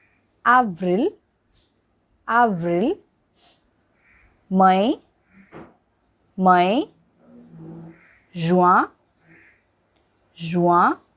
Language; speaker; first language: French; non-native, learner; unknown